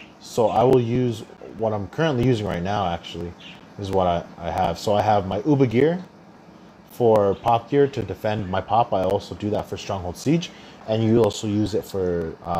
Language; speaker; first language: English; early bilingual, other home language; Spanish